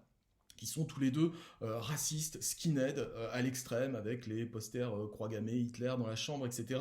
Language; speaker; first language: French; native; French